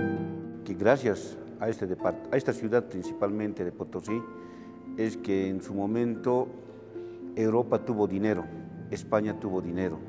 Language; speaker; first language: Spanish; native; Spanish